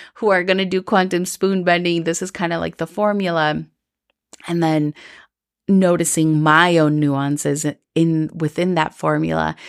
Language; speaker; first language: English; early bilingual, other home language; Spanish